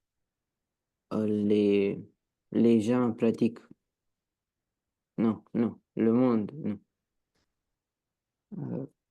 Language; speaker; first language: French; non-native, learner; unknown